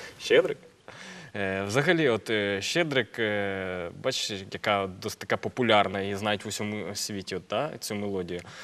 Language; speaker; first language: Ukrainian; native; Ukrainian